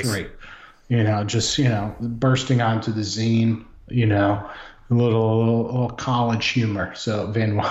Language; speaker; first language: English; native; English